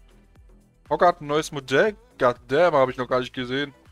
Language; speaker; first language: German; native; German